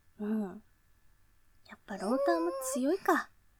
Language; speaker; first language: Japanese; native; Japanese